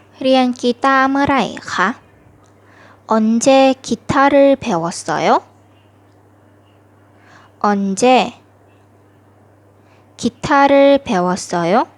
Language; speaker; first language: Korean; non-native, fluent; Thai